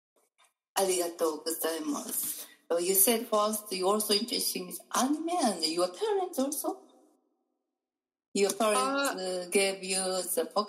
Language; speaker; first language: English; non-native, learner; Japanese